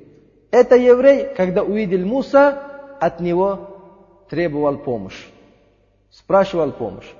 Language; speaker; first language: Russian; non-native, learner; Uzbek